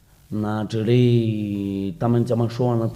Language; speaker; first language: Chinese; non-native, fluent; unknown